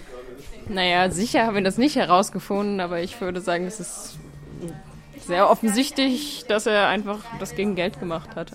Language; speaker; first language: German; native; German